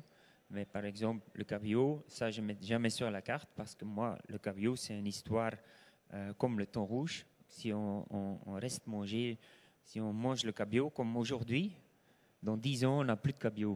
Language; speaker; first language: French; non-native, local second language; Dutch